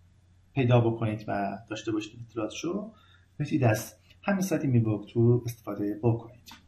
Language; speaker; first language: Persian; native; Persian